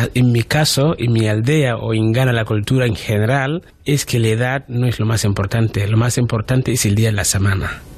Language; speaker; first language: Spanish; non-native, fluent; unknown